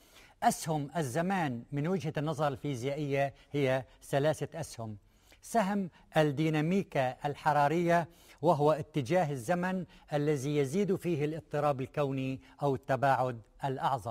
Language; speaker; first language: Arabic; native; Arabic